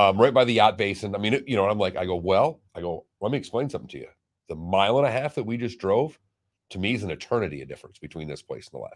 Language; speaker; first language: English; native; English